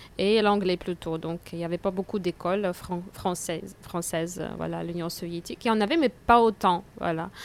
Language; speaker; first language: French; non-native, fluent; Russian